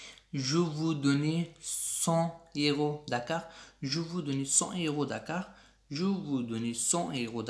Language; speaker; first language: French; non-native, learner; Pashto